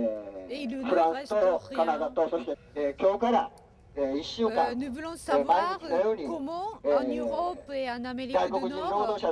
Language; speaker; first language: French; non-native, fluent; Japanese